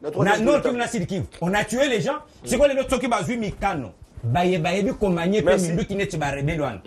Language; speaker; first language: French; non-native, local second language; Luba-Lulua